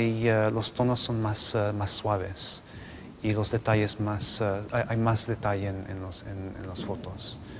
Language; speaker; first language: Spanish; non-native, local second language; English